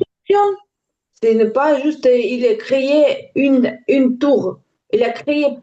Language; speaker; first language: French; non-native, learner; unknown